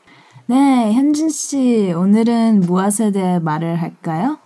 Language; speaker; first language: Korean; early bilingual, heritage; Korean